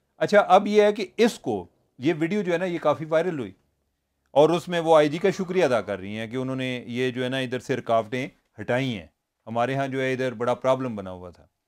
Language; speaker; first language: Urdu; non-native, local second language; Punjabi